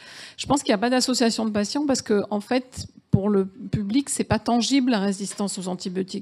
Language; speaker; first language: French; native; French